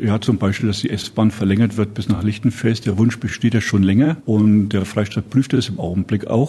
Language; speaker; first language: German; native; German